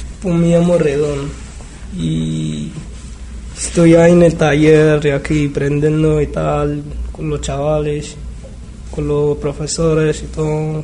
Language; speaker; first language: Spanish; non-native, learner; Arabic